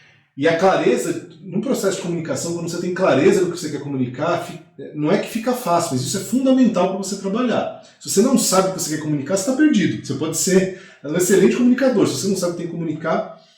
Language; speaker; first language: Portuguese; native; Portuguese